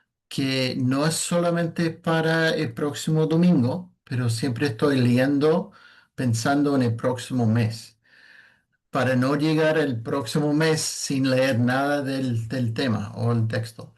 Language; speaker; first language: Spanish; non-native, fluent; English